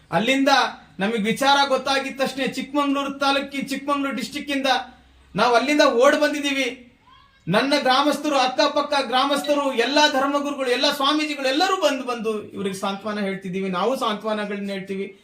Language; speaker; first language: Kannada; non-native, local second language; Lambadi